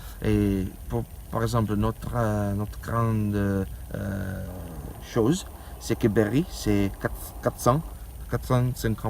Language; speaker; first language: French; non-native, learner; Italian